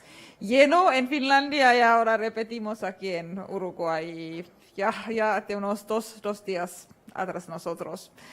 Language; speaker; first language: Spanish; non-native, fluent; Finnish